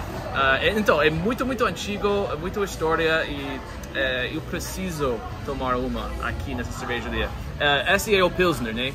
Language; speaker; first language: Portuguese; non-native, learner; English